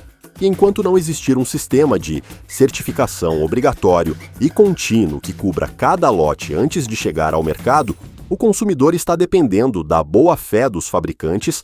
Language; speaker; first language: Portuguese; native; Portuguese